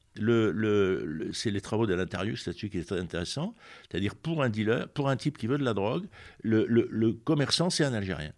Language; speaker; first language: French; native; French